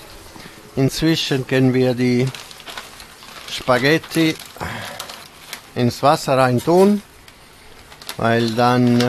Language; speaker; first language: German; non-native, fluent; Italian